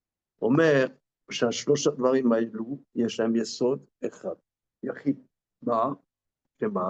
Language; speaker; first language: Hebrew; non-native, fluent; French